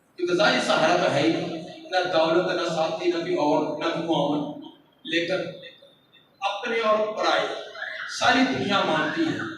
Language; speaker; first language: Urdu; non-native, local second language; Punjabi